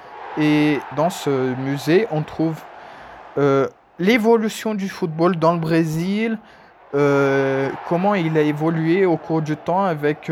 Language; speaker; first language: French; non-native, fluent; Portuguese